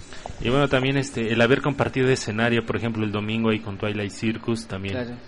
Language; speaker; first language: Spanish; native; Spanish